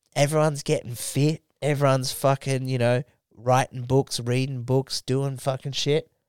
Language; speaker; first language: English; native; English